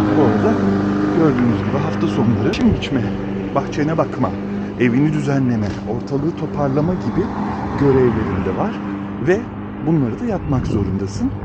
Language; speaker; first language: Turkish; early bilingual, heritage; Turkish